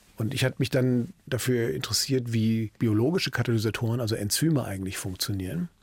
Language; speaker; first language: German; native; German